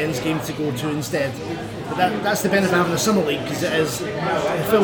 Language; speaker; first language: English; native; English